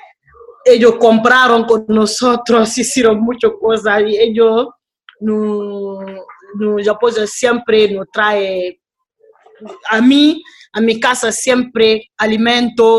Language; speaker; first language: Spanish; non-native, learner; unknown